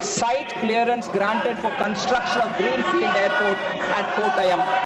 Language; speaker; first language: English; non-native, local second language; Tamil